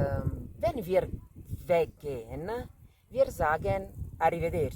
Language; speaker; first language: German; non-native, fluent; Italian